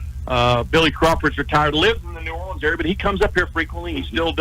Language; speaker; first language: English; native; English